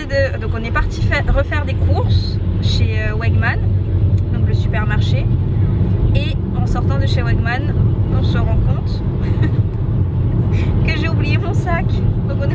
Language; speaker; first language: French; native; French